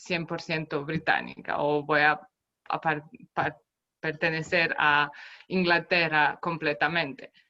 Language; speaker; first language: Spanish; non-native, fluent; Romanian